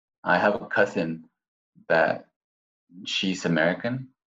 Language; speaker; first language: English; non-native, fluent; Spanish